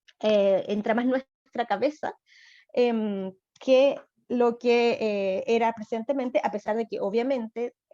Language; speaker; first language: Spanish; native; Spanish